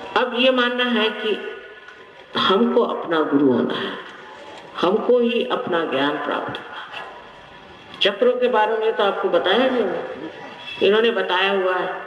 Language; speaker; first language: Hindi; non-native, local second language; Marathi